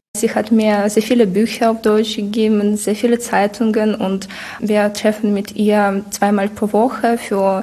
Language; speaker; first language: German; non-native, fluent; Ukrainian